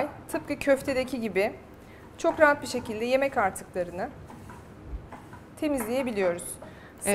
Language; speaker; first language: Turkish; native; Turkish